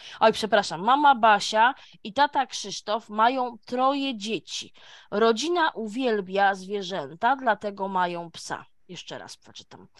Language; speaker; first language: Polish; native; Polish